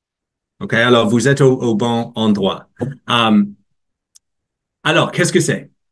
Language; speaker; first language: French; non-native, learner; English